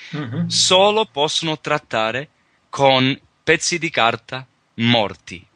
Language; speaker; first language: Italian; early bilingual, heritage; Italian